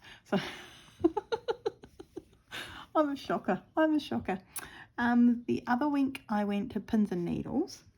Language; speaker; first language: English; native; English